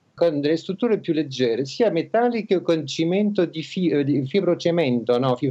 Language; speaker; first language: Italian; non-native, fluent; French